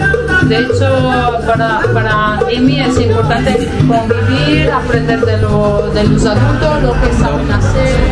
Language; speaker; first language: Spanish; non-native, fluent; Italian